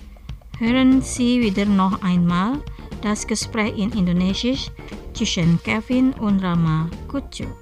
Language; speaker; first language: German; non-native, fluent; Indonesian